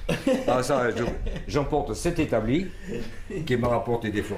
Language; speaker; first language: French; native; French